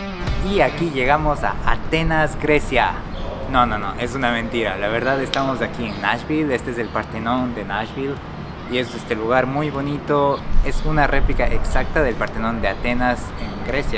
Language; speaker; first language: Spanish; native; Spanish